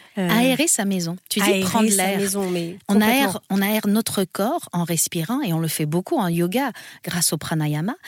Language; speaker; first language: French; native; French